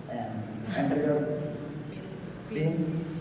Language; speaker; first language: English; non-native, learner; Indonesian